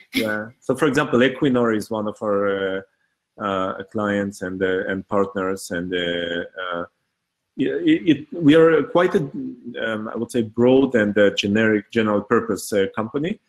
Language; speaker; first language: English; early bilingual, other home language; Hebrew